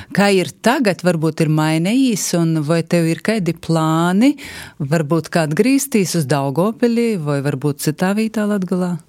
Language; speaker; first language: Latvian; native; Latvian